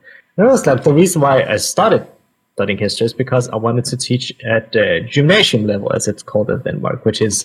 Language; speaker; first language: English; non-native, fluent; Danish